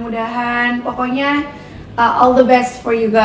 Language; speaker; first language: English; non-native, fluent; Indonesian